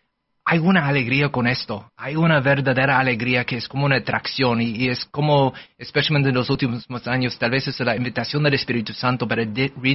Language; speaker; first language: Spanish; non-native, fluent; English